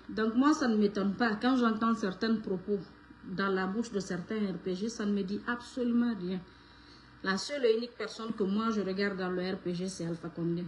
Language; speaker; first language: French; non-native, local second language; Fula